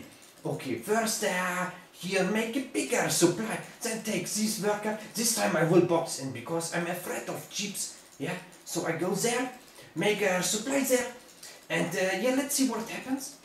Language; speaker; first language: English; non-native, learner; German